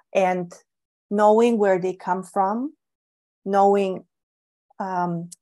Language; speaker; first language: English; non-native, fluent; Bulgarian